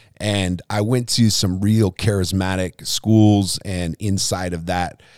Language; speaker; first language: English; native; English